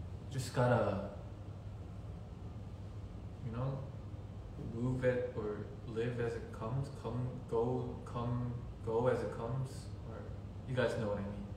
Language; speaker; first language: English; early bilingual, other home language; Korean